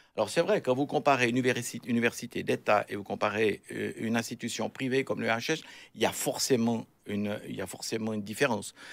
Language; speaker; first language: French; native; French